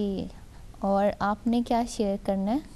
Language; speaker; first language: Urdu; native; Urdu